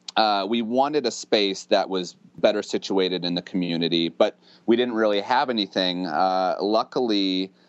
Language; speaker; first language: English; native; English